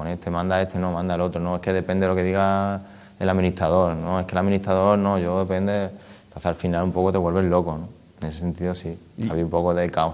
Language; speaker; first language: Spanish; native; Spanish